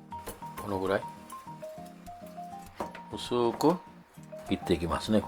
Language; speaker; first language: Japanese; non-native, fluent; Italian